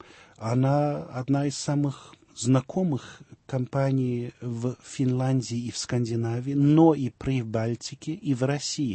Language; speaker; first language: Russian; early bilingual, heritage; Russian